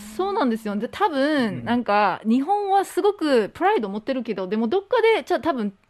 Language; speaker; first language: Japanese; non-native, fluent; English